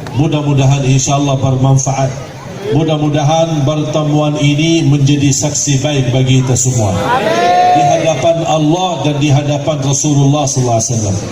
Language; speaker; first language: Malay; non-native, fluent; Arabic